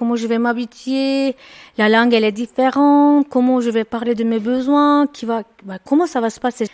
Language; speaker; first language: French; non-native, fluent; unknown